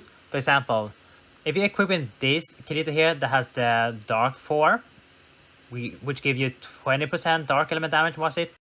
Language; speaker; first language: English; non-native, fluent; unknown